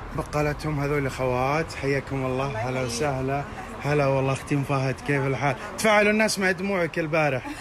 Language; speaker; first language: Arabic; native; Arabic